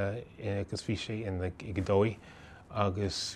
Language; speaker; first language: Irish; non-native, fluent; English